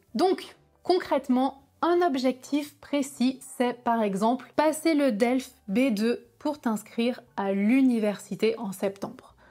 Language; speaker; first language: French; native; French